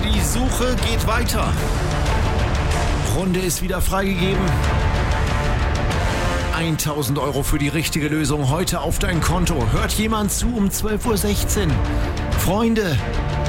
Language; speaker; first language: German; native; German